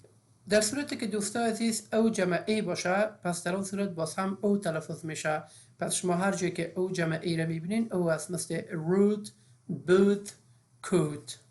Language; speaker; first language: Persian; native; Persian